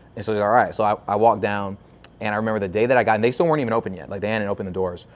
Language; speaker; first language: English; native; English